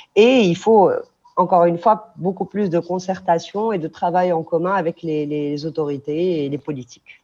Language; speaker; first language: French; non-native, local second language; Arabic